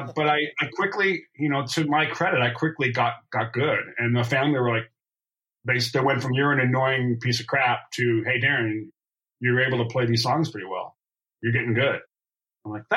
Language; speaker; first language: English; native; English